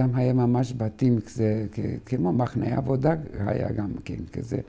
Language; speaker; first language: Hebrew; non-native, fluent; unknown